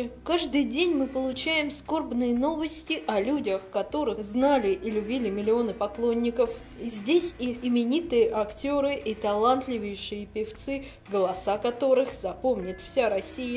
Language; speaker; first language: Russian; native; Russian